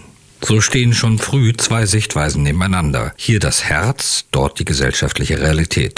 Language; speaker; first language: German; native; German